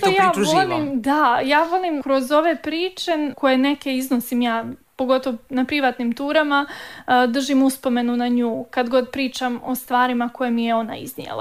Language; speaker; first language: Serbian; native; Serbian